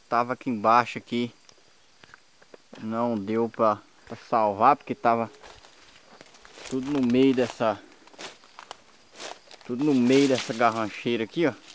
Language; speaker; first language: Portuguese; native; Portuguese